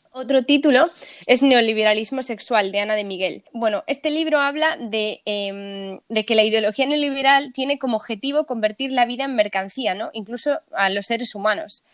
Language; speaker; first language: Spanish; native; Spanish